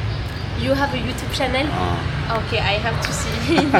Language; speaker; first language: English; non-native, fluent; French